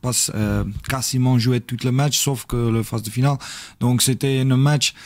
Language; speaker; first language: French; non-native, learner; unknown